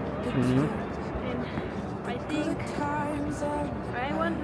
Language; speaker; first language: English; non-native, learner; Spanish